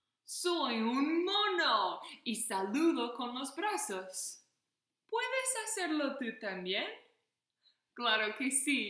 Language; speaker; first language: Spanish; non-native, fluent; English